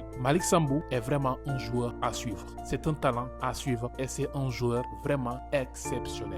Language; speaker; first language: French; non-native, local second language; Wolof